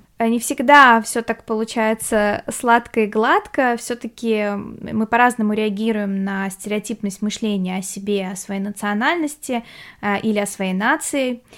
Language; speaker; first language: Russian; native; Russian